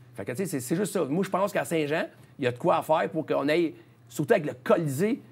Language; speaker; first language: French; native; French